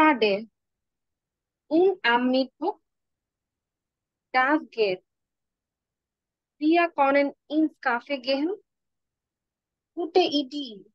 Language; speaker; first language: German; non-native, learner; Bangla